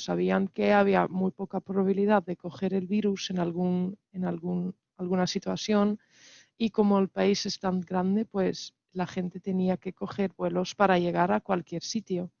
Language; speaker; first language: Spanish; non-native, fluent; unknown